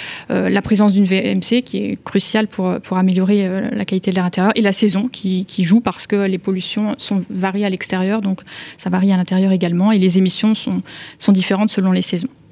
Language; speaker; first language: French; native; French